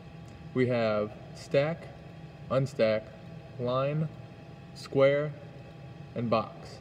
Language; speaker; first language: English; native; English